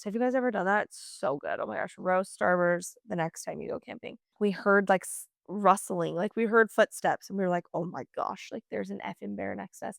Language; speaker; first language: English; native; English